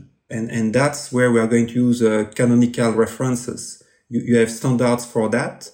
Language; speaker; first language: English; non-native, fluent; French